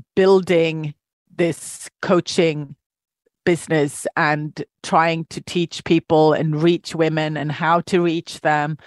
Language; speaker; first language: English; non-native, fluent; Swedish